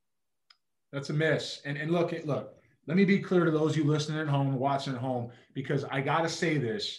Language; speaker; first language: English; native; English